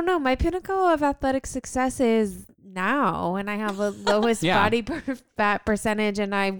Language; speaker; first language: English; native; English